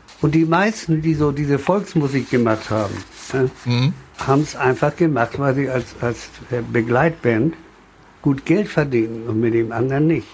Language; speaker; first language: German; native; German